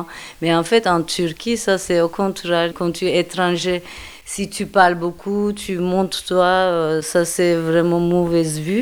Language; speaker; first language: French; non-native, fluent; Turkish